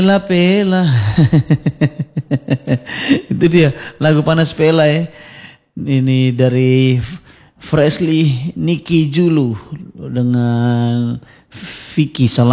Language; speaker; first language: Indonesian; non-native, local second language; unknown